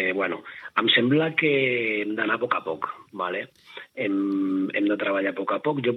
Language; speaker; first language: Catalan; early bilingual, other home language; Arabic